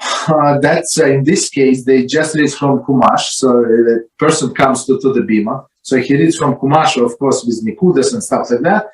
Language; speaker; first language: English; non-native, fluent; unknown